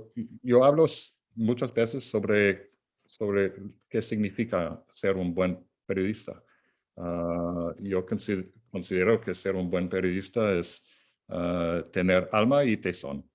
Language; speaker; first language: Spanish; non-native, fluent; English